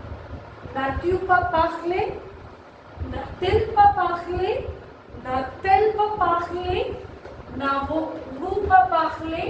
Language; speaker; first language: French; non-native, learner; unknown